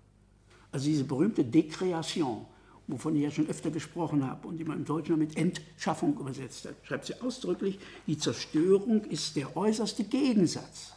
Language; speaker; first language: German; native; German